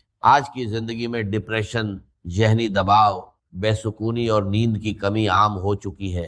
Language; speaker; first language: Urdu; native; Urdu